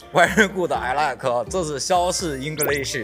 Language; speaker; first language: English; non-native, learner; Chinese